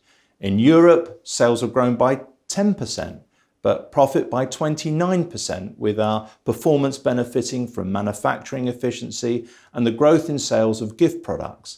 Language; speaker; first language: English; native; English